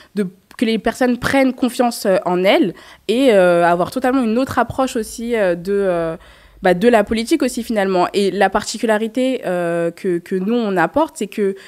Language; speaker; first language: French; native; French